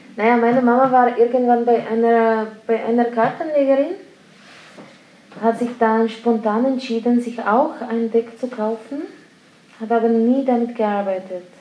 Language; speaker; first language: German; non-native, fluent; Slovak